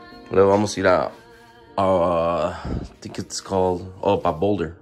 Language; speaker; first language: English; early bilingual, other home language; Spanish